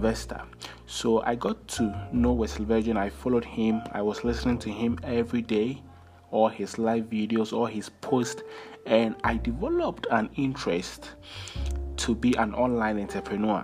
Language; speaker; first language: English; non-native, local second language; Akan